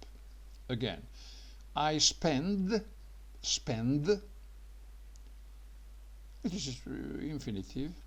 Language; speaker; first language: English; non-native, learner; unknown